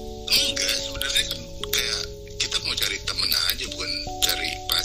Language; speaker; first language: Indonesian; native; Indonesian